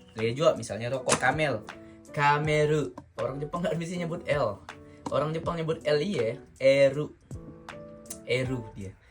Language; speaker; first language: Indonesian; native; Indonesian